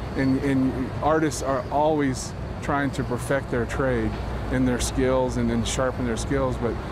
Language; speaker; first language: English; native; English